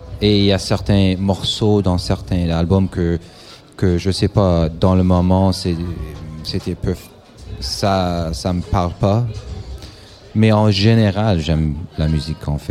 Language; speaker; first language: French; non-native, local second language; English